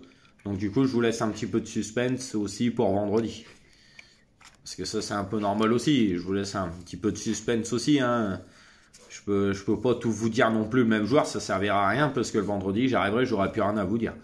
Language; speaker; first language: French; native; French